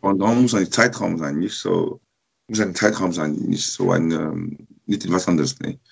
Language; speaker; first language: German; non-native, learner; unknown